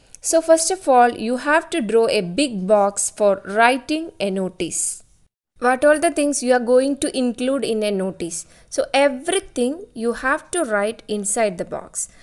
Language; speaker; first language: English; non-native, local second language; Malayalam